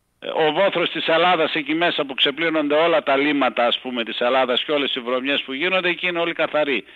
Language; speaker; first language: Greek; native; Greek